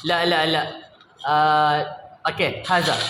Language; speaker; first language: Arabic; non-native, learner; Malay